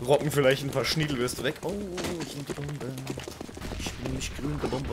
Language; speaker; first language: German; native; German